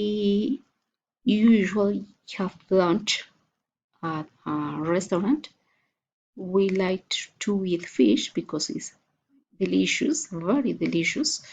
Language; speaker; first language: English; non-native, learner; Spanish